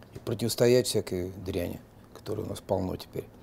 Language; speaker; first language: Russian; native; Russian